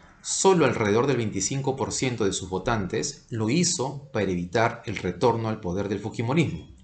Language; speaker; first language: Spanish; native; Spanish